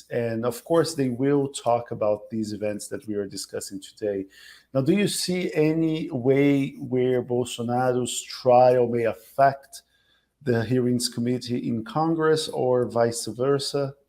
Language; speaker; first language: English; non-native, fluent; Portuguese